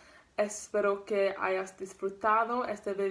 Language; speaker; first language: Spanish; non-native, learner; English